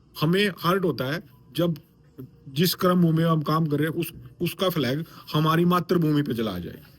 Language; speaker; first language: Hindi; native; Hindi